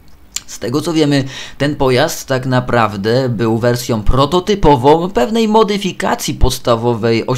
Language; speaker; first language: Polish; native; Polish